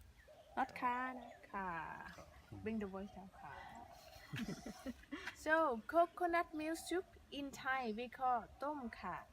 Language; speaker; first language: English; non-native, learner; Thai